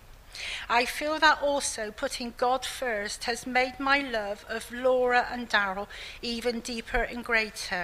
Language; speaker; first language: English; native; English